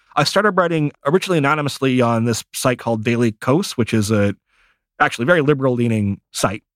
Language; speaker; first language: English; native; English